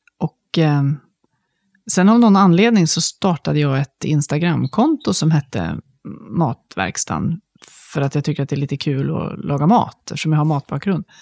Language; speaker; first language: Swedish; native; Swedish